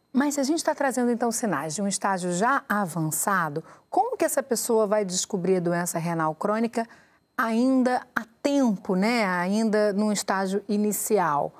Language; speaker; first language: Portuguese; native; Portuguese